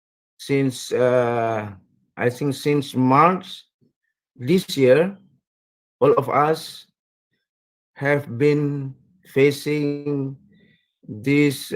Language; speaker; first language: English; non-native, fluent; Indonesian